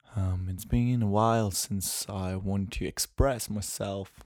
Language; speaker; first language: English; non-native, fluent; French